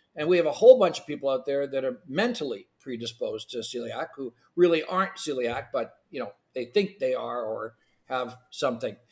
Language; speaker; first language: English; non-native, fluent; Ukrainian